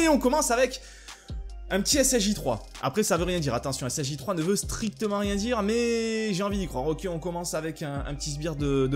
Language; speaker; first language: French; native; French